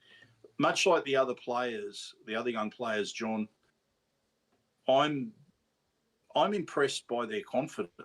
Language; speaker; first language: English; native; English